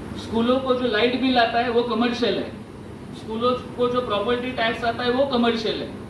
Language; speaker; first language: Hindi; non-native, local second language; Marathi